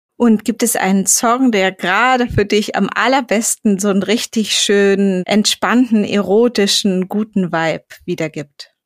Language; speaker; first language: German; native; German